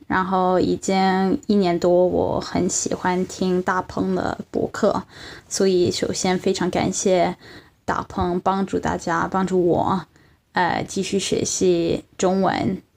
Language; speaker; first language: Chinese; non-native, learner; English